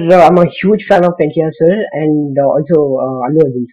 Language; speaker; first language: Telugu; non-native, learner; Kannada